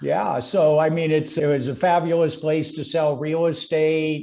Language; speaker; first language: English; native; English